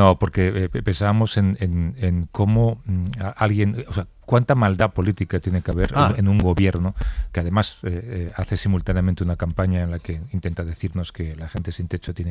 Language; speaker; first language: Spanish; native; Spanish